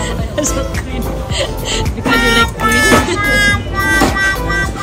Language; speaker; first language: English; non-native, learner; Indonesian